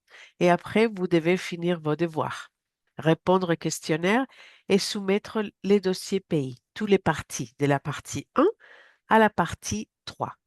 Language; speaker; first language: French; non-native, fluent; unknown